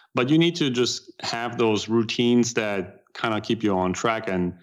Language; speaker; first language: English; non-native, fluent; German